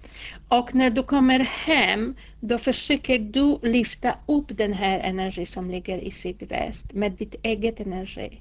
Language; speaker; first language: Swedish; non-native, fluent; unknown